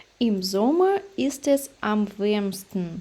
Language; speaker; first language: German; non-native, fluent; Ukrainian